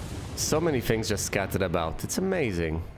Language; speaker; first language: English; native; English